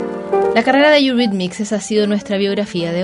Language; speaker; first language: Spanish; native; Spanish